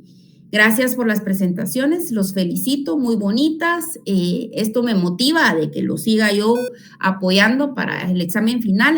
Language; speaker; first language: Spanish; native; Spanish